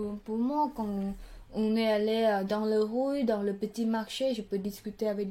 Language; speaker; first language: French; non-native, learner; Khmer